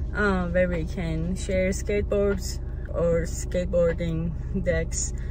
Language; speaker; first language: English; non-native, fluent; Turkish